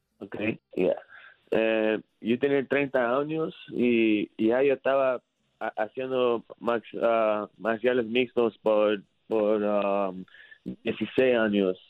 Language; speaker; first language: Spanish; early bilingual, heritage; English